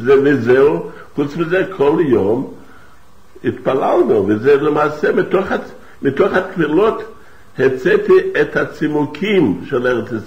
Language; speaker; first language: Hebrew; non-native, fluent; Yiddish